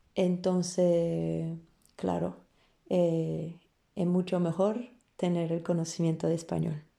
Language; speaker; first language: Spanish; non-native, fluent; Polish